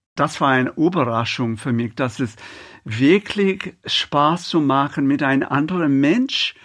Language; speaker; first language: German; non-native, learner; English